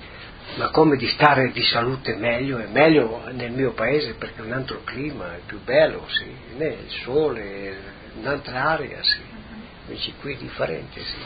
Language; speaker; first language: Italian; native; Italian